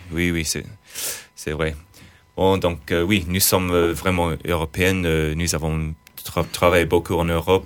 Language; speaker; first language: French; non-native, fluent; English